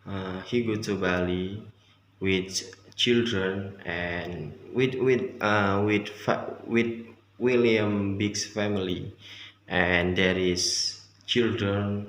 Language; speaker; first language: English; non-native, learner; Indonesian